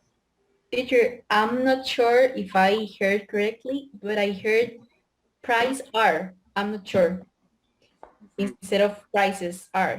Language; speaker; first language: English; non-native, learner; Spanish